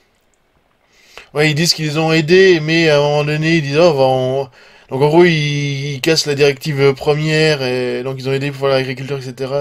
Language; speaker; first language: French; native; French